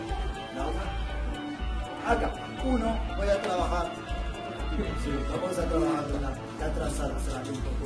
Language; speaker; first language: Spanish; non-native, learner; French